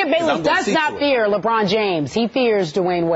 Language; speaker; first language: English; native; English